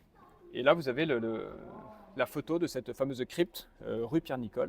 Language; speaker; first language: French; native; French